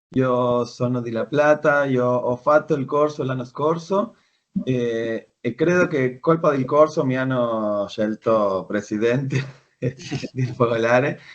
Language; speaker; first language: Italian; non-native, learner; Spanish